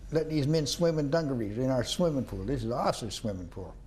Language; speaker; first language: English; native; English